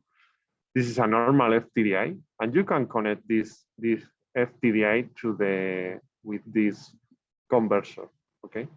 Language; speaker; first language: English; non-native, learner; Spanish